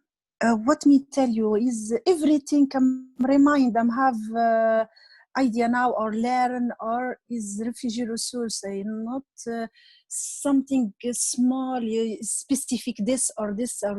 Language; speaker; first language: English; non-native, learner; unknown